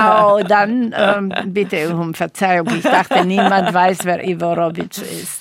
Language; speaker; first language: German; non-native, fluent; Slovak